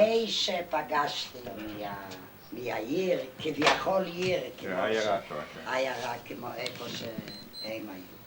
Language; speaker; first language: Hebrew; non-native, fluent; Yiddish